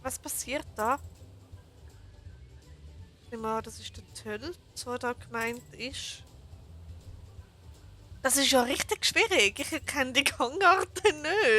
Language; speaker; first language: German; native; German